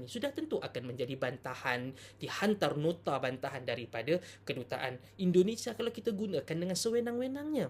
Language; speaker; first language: Malay; native; Malay